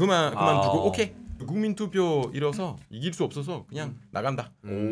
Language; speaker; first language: Korean; non-native, fluent; French